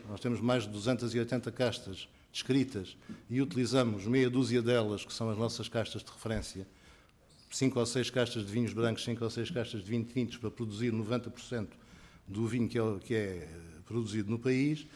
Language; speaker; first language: Portuguese; native; Portuguese